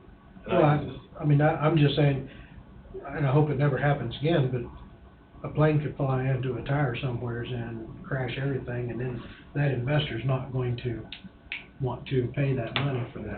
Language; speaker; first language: English; native; English